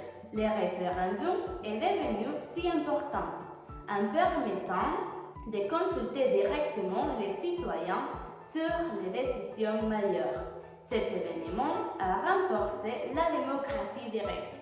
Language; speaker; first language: French; non-native, learner; Spanish